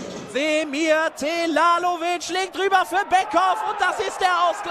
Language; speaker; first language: German; native; German